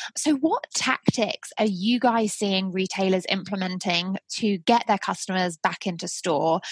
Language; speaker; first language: English; native; English